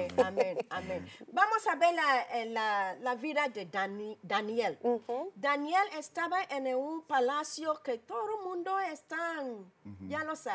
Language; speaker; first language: Spanish; non-native, learner; English